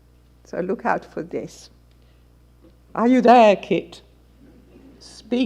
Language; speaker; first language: English; native; English